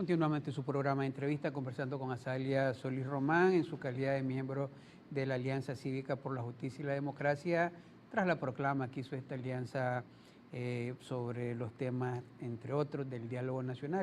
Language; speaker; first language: Spanish; native; Spanish